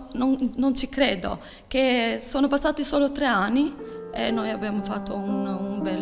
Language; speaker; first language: Italian; non-native, learner; Albanian